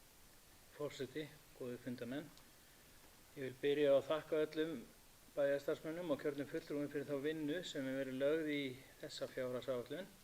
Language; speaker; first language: Icelandic; native; Icelandic